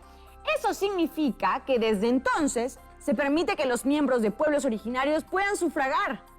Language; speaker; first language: Spanish; native; Spanish